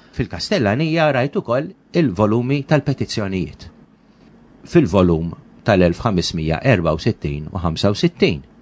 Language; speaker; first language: Maltese; native; Maltese